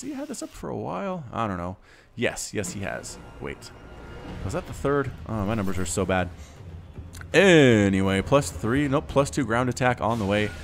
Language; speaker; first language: English; native; English